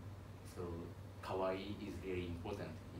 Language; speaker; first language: English; non-native, learner; Japanese